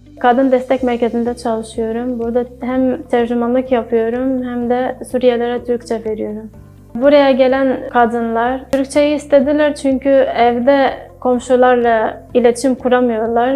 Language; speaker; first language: Turkish; non-native, fluent; Arabic